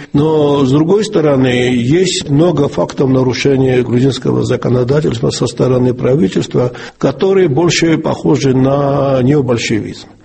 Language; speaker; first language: Russian; non-native, local second language; Georgian